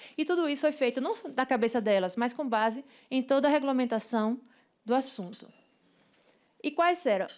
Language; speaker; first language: Portuguese; native; Portuguese